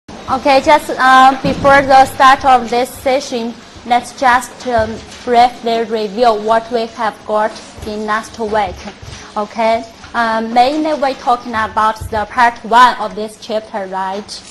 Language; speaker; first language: English; non-native, fluent; Chinese